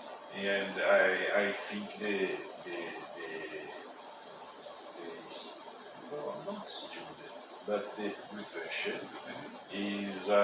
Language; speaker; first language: English; non-native, learner; Portuguese